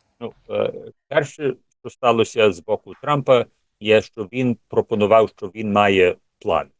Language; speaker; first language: Ukrainian; early bilingual, heritage; English